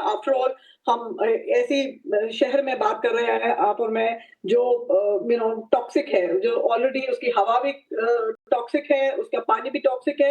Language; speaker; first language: Hindi; native; Hindi